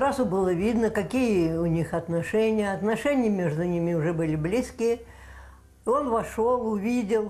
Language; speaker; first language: Russian; native; Russian